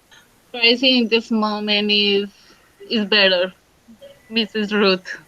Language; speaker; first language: English; non-native, learner; Spanish